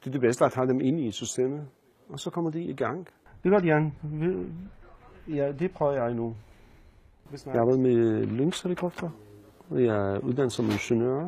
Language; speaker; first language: Danish; non-native, learner; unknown